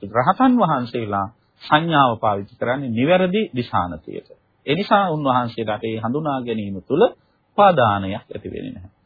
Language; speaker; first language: Sinhala; native; Sinhala